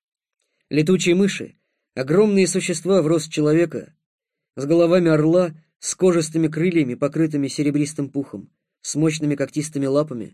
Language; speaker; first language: Russian; native; Russian